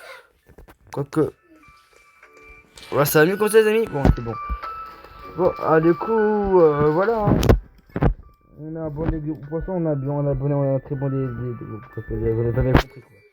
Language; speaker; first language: French; native; French